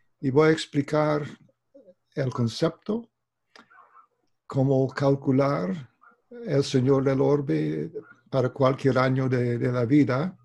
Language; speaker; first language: Spanish; non-native, fluent; English